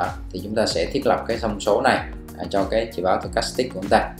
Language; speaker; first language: Vietnamese; native; Vietnamese